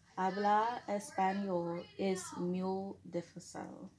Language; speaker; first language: Spanish; non-native, learner; English